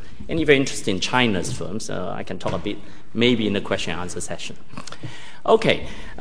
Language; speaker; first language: English; non-native, local second language; Cantonese